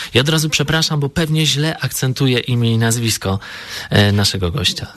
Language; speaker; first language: Polish; native; Polish